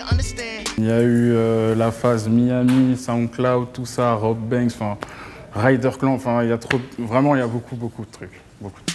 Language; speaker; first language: French; native; French